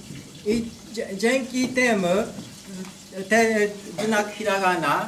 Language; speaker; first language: Polish; non-native, learner; Japanese